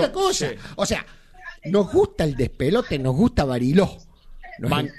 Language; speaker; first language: Spanish; native; Spanish